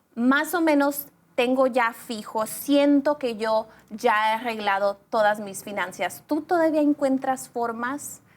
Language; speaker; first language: Spanish; early bilingual, other home language; English